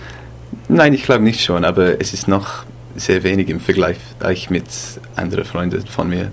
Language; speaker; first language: German; non-native, fluent; English